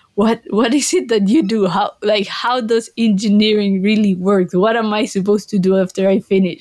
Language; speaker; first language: English; non-native, fluent; Spanish